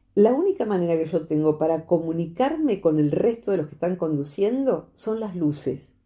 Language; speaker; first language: Spanish; native; Spanish